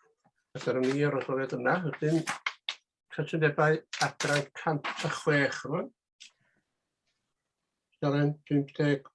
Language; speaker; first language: Welsh; native; Welsh